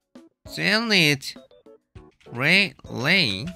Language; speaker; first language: English; non-native, learner; Japanese